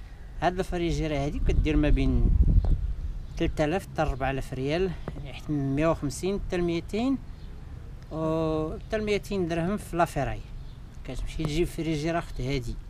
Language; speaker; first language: Arabic; native; Arabic